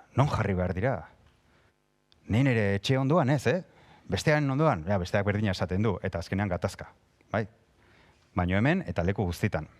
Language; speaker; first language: Basque; non-native, local second language; Spanish